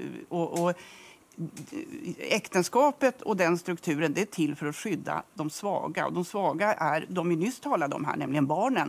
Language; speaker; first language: Swedish; native; Swedish